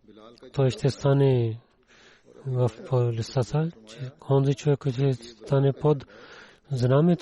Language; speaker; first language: Bulgarian; non-native, learner; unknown